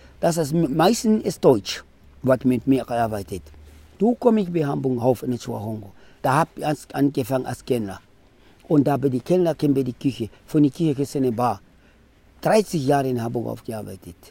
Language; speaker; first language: German; non-native, local second language; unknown